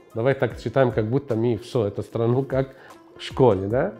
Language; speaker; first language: Russian; non-native, fluent; Arabic